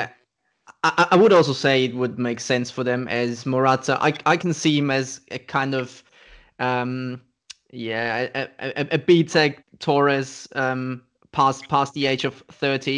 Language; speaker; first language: English; non-native, fluent; German